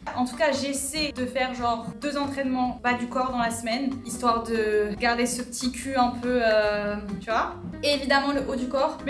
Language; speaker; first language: French; native; French